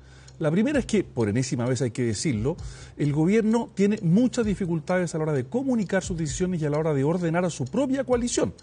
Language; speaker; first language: Spanish; native; Spanish